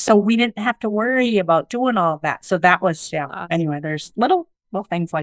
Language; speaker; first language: English; native; English